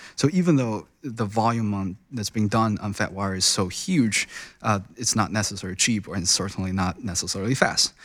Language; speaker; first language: English; non-native, fluent; Chinese